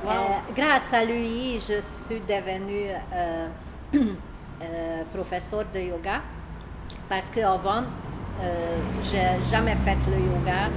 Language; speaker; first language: French; non-native, learner; Hungarian